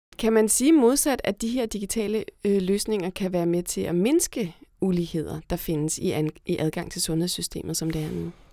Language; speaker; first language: Danish; native; Danish